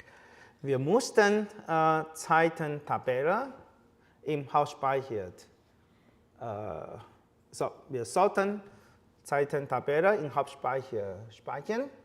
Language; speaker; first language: German; non-native, fluent; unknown